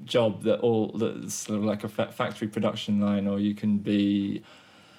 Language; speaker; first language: English; native; English